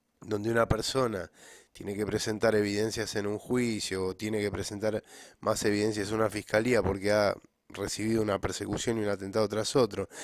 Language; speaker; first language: Spanish; native; Spanish